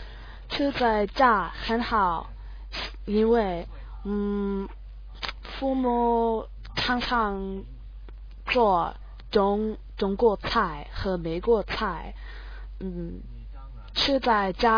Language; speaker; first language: Chinese; non-native, learner; English